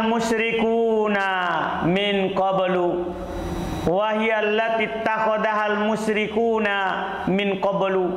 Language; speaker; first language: Arabic; non-native, fluent; Indonesian